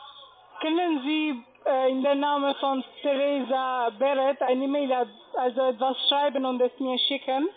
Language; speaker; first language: German; non-native, fluent; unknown